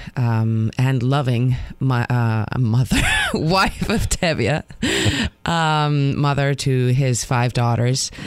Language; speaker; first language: English; non-native, fluent; Spanish